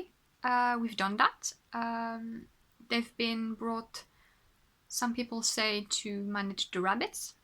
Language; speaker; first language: English; non-native, fluent; French